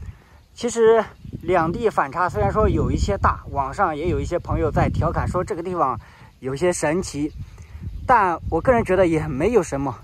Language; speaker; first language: Chinese; native; Chinese